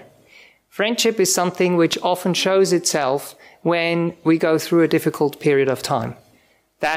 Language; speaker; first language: English; non-native, fluent; German